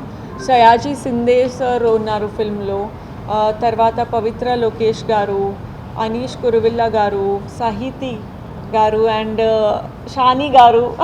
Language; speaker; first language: Telugu; non-native, fluent; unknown